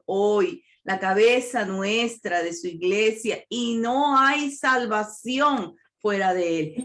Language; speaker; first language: Spanish; native; Spanish